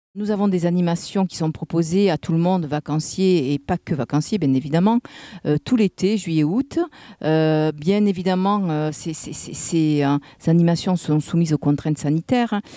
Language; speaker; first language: French; native; French